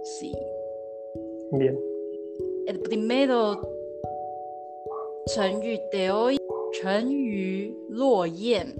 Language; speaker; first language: Spanish; non-native, learner; Chinese